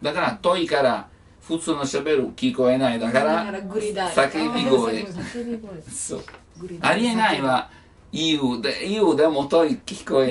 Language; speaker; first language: Japanese; non-native, learner; Italian